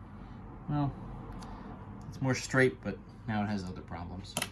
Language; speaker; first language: English; native; English